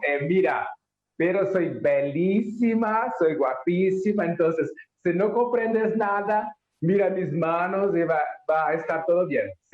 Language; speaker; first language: Spanish; non-native, learner; Portuguese